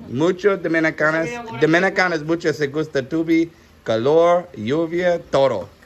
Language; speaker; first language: Spanish; non-native, learner; English